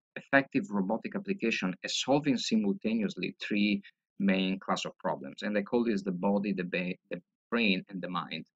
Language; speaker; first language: English; non-native, fluent; Italian